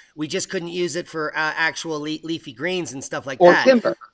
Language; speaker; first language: English; native; English